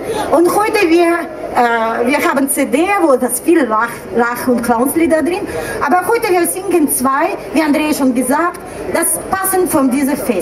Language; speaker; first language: German; non-native, learner; Russian